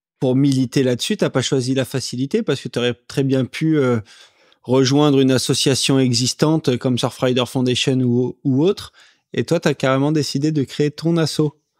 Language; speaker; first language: French; native; French